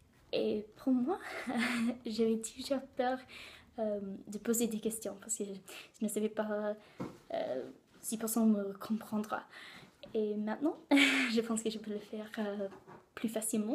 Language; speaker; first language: French; non-native, learner; English